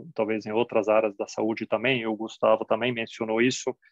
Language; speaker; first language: Portuguese; non-native, fluent; German